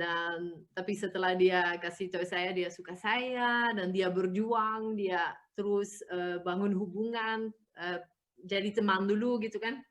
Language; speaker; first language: Indonesian; non-native, fluent; Dutch